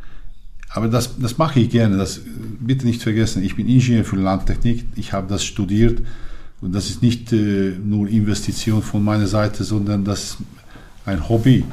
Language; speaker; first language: German; non-native, learner; Hungarian